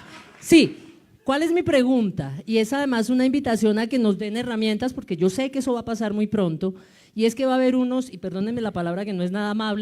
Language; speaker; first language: Spanish; native; Spanish